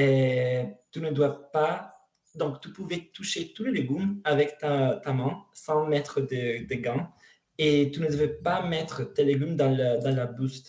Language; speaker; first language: French; non-native, learner; Italian